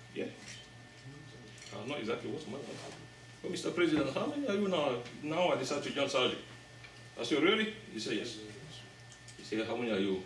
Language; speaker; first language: English; non-native, local second language; French